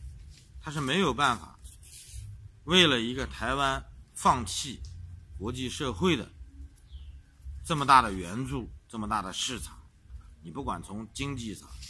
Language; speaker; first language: Chinese; native; Chinese